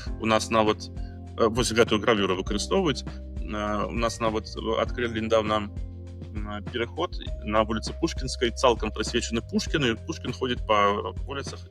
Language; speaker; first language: Belarusian; non-native, local second language; Russian